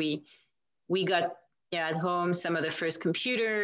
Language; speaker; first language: English; non-native, fluent; French